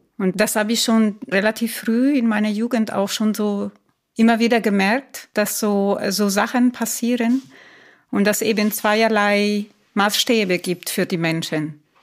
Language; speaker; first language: German; non-native, fluent; Spanish